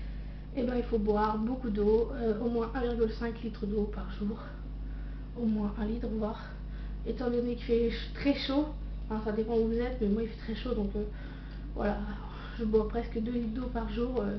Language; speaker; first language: French; native; French